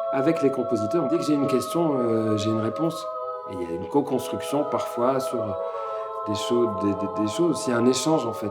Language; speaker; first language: French; native; French